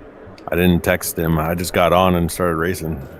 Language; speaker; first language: English; native; English